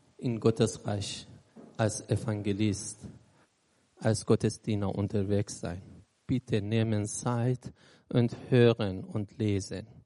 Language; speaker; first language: German; non-native, learner; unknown